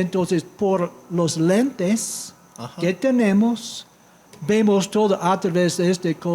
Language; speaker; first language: Spanish; non-native, fluent; English